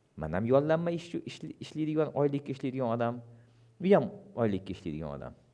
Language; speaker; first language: Uzbek; non-native, local second language; Russian